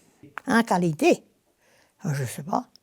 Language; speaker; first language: French; non-native, local second language; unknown